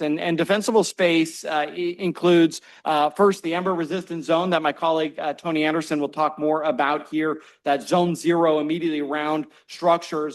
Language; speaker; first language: English; native; English